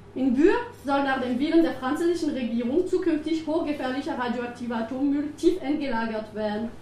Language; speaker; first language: German; non-native, fluent; French